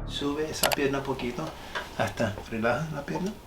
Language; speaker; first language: Spanish; early bilingual, heritage; Spanish